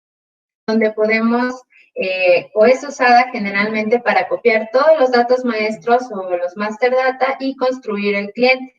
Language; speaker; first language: Spanish; native; Spanish